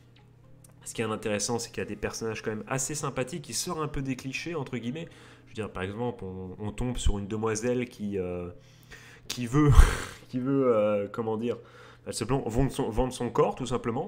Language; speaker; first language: French; native; French